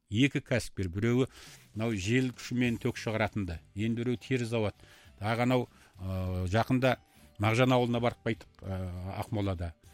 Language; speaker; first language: Kazakh; early bilingual, heritage; Kazakh